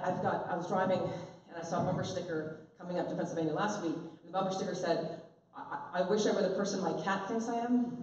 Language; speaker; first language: English; native; English